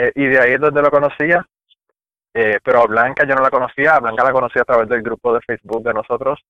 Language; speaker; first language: Spanish; native; Spanish